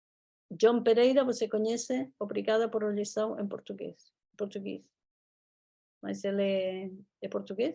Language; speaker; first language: Portuguese; non-native, fluent; Spanish